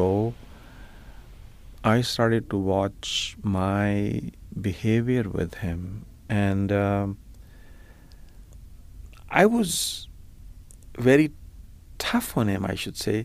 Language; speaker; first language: English; non-native, local second language; Punjabi